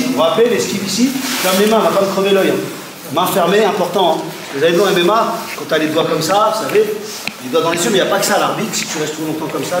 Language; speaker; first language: French; native; French